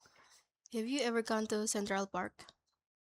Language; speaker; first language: English; non-native, learner; Indonesian